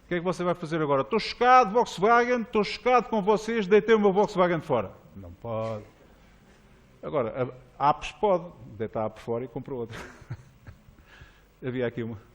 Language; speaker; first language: Portuguese; native; Portuguese